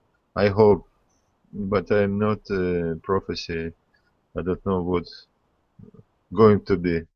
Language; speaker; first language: English; non-native, learner; Russian